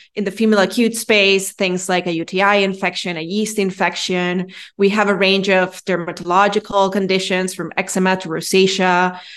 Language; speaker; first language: English; non-native, fluent; Spanish